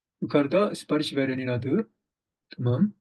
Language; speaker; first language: Turkish; non-native, fluent; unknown